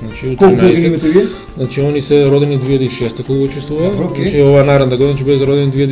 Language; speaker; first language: Macedonian; native; Macedonian